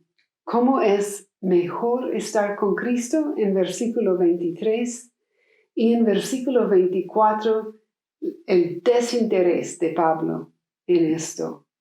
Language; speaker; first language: Spanish; non-native, fluent; English